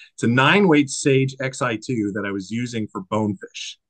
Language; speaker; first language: English; native; English